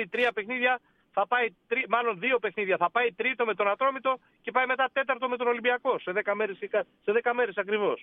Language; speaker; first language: Greek; native; Greek